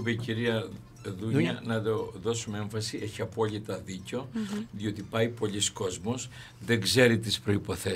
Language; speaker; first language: Greek; native; Greek